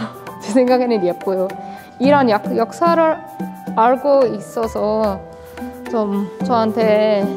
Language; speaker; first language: Korean; non-native, fluent; Persian